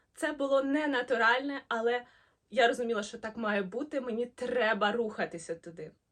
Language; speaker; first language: Ukrainian; non-native, local second language; Russian